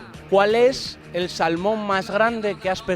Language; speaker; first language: Spanish; native; Spanish